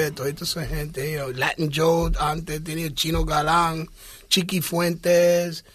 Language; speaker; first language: Spanish; early bilingual, heritage; English